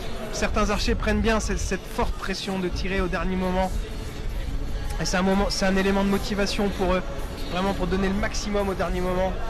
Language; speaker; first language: French; native; French